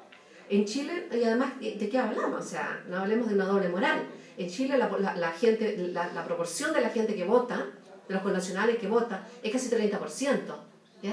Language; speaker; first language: Spanish; native; Spanish